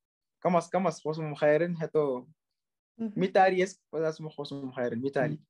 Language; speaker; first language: Armenian; non-native, learner; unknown